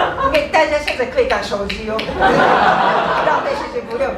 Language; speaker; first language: Chinese; non-native, fluent; Japanese